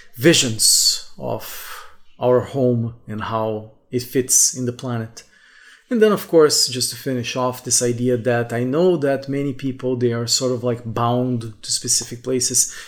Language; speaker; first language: English; non-native, fluent; Portuguese